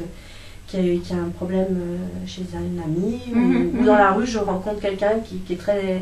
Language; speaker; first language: French; native; French